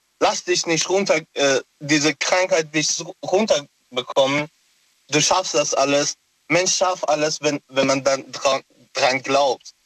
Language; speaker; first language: German; non-native, local second language; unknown